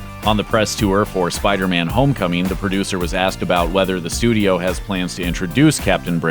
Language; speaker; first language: English; native; English